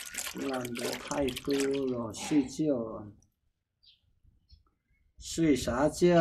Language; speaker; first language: Chinese; native; Chinese